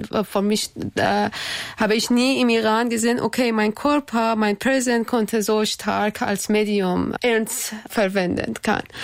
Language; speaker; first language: German; non-native, learner; Persian